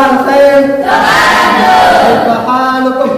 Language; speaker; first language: Arabic; non-native, fluent; Indonesian